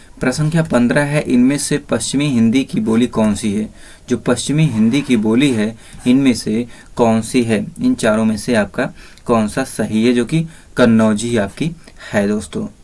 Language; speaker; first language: Hindi; native; Hindi